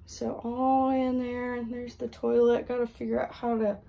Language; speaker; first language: English; native; English